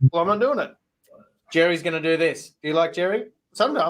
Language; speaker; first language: English; native; English